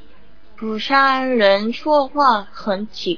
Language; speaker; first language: Chinese; non-native, learner; Korean